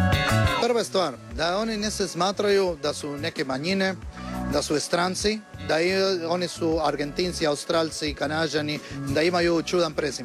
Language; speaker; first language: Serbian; non-native, learner; Spanish